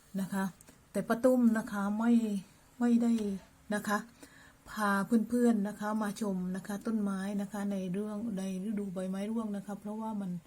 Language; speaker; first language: Thai; native; Thai